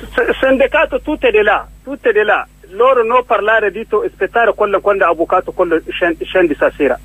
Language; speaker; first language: Italian; non-native, learner; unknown